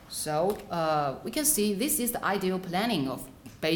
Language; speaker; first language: English; non-native, fluent; Chinese